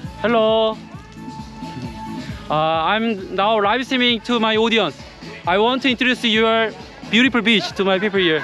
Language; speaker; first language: English; non-native, learner; Korean